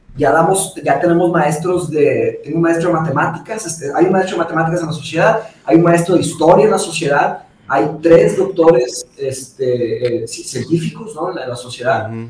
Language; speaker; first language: Spanish; early bilingual, other home language; Portuguese